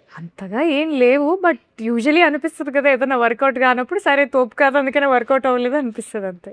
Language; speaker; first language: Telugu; native; Telugu